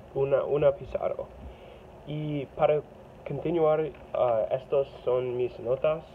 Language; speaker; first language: Spanish; non-native, learner; English